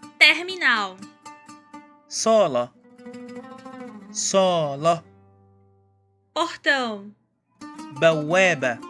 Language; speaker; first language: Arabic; non-native, fluent; Portuguese